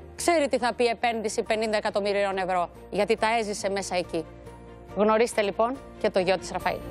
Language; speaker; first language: Greek; native; Greek